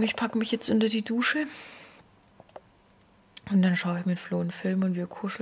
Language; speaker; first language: German; native; German